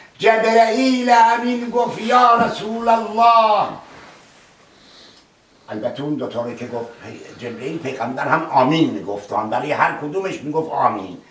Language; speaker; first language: Persian; native; Persian